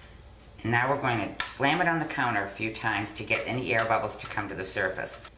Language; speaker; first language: English; native; English